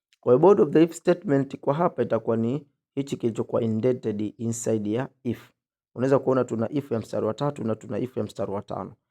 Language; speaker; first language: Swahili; native; Swahili